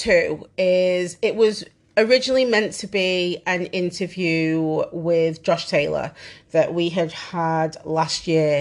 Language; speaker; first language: English; native; English